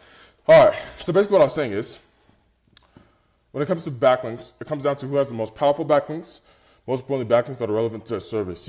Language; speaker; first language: English; native; English